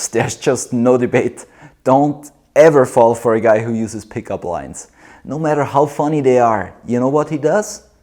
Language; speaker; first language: English; non-native, fluent; German